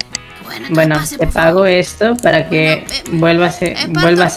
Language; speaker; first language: Spanish; native; Spanish